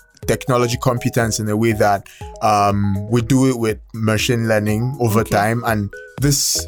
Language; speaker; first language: English; non-native, local second language; Igbo